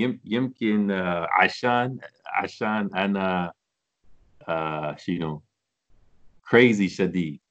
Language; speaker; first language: Arabic; non-native, learner; English